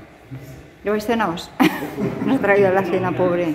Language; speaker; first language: Spanish; native; Spanish